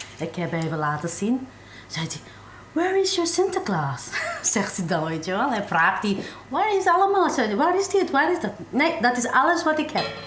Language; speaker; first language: Dutch; non-native, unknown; English